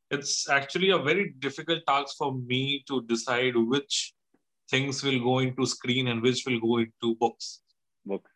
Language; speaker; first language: English; non-native, local second language; Hindi